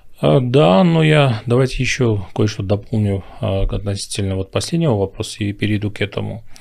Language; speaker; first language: Russian; non-native, local second language; Armenian